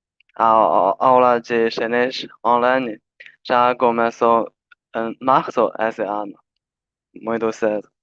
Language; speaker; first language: Portuguese; non-native, learner; Chinese